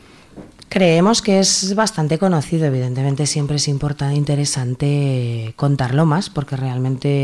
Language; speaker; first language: Spanish; native; Spanish